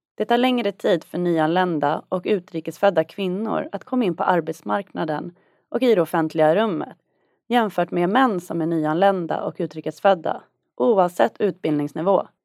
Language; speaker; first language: Swedish; native; Swedish